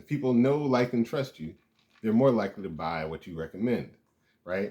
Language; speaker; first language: English; native; English